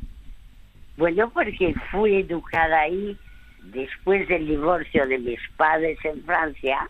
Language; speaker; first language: Spanish; early bilingual, other home language; French